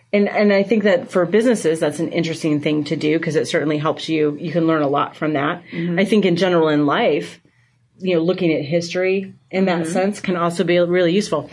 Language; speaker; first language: English; native; English